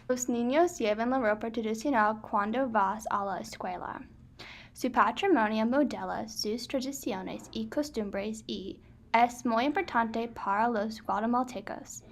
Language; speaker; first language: Spanish; non-native, learner; English